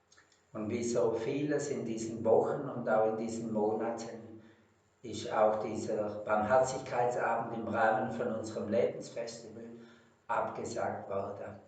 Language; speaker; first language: German; native; German